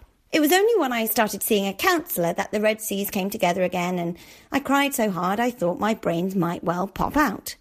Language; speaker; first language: English; native; English